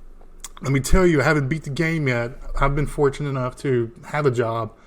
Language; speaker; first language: English; native; English